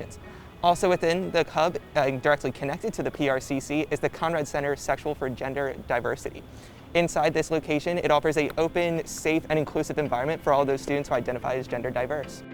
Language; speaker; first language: English; native; English